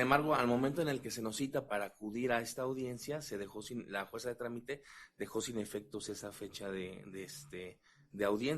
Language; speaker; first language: Spanish; native; Spanish